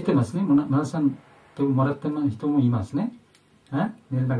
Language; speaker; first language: Japanese; non-native, learner; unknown